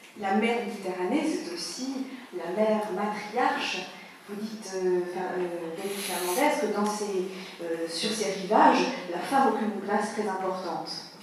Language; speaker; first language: French; native; French